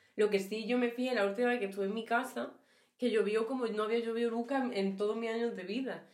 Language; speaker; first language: Spanish; native; Spanish